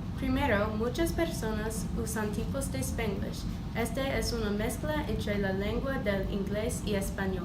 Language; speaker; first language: Spanish; non-native, learner; English